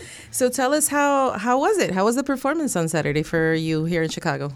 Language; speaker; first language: English; early bilingual, other home language; Spanish